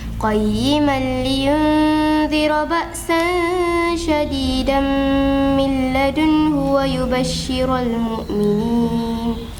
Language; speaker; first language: Arabic; non-native, learner; Malay